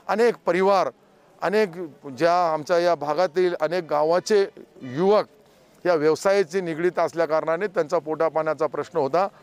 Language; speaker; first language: Marathi; non-native, local second language; Urdu